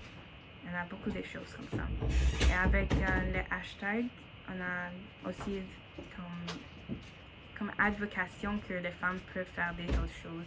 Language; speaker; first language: French; non-native, learner; English